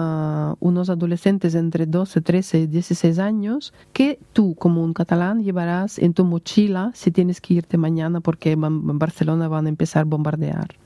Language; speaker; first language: Spanish; non-native, fluent; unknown